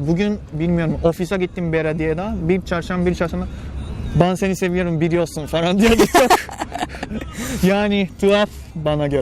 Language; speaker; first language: Turkish; non-native, learner; Japanese